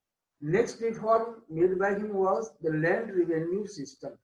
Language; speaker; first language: English; non-native, local second language; Hindi